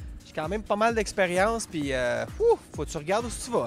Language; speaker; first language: French; native; French